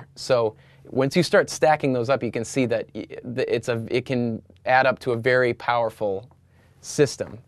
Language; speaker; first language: English; native; English